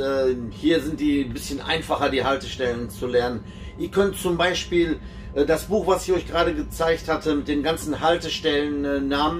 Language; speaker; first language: German; native; German